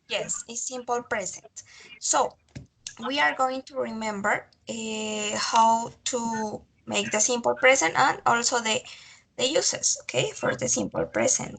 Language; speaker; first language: English; non-native, learner; Spanish